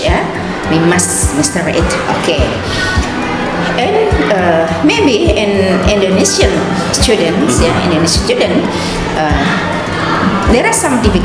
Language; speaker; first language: English; non-native, learner; Indonesian